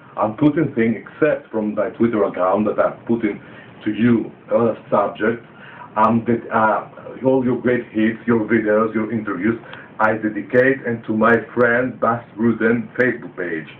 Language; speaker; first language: English; non-native, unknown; Greek